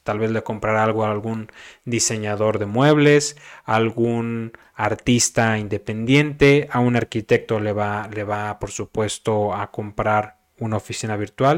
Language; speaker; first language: Spanish; native; Spanish